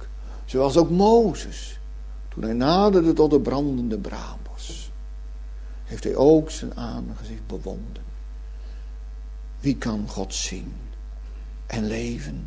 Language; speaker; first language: Dutch; native; Dutch